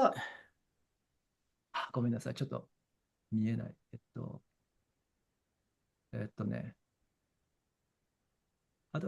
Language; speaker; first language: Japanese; non-native, fluent; English